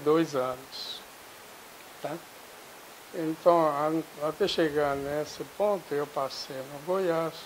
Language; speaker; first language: Portuguese; non-native, fluent; Japanese